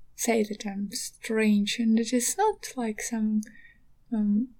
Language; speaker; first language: English; non-native, learner; Ukrainian